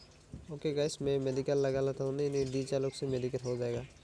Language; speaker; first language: Hindi; non-native, local second language; Assamese